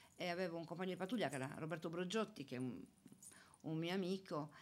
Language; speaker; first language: Italian; native; Italian